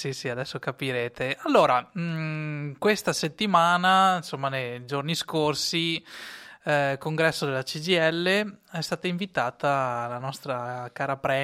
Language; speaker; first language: Italian; native; Italian